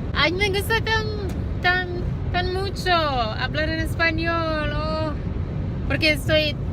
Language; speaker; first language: Spanish; non-native, learner; Romanian